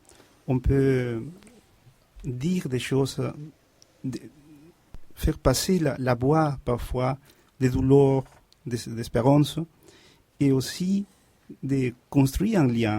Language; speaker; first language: French; non-native, fluent; Spanish